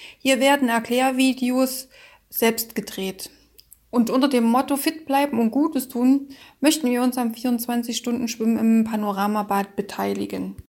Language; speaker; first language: German; native; German